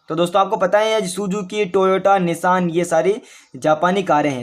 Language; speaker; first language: Hindi; native; Hindi